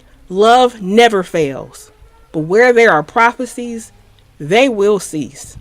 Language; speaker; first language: English; native; English